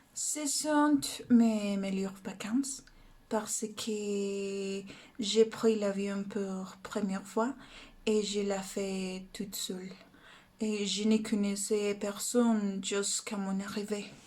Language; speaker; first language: French; non-native, learner; Spanish